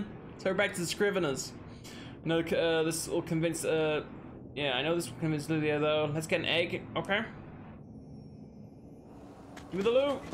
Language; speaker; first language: English; native; English